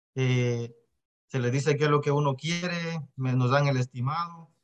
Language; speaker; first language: Spanish; native; Spanish